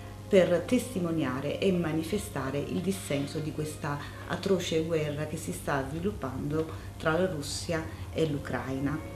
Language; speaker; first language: Italian; native; Italian